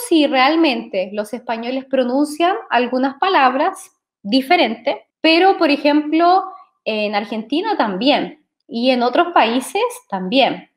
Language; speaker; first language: Spanish; non-native, fluent; Portuguese